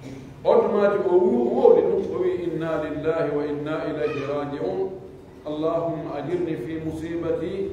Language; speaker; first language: Arabic; non-native, fluent; Fula